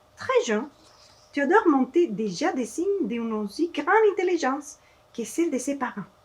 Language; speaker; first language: French; non-native, fluent; Spanish